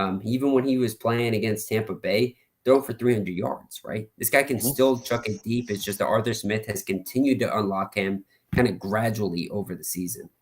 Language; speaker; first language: English; native; English